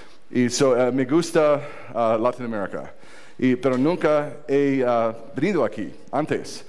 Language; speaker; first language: Spanish; non-native, learner; English